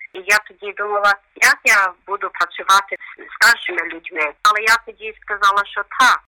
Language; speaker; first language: Ukrainian; early bilingual, heritage; Ukrainian